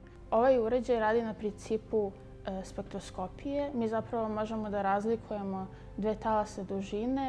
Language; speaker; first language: Serbian; native; Serbian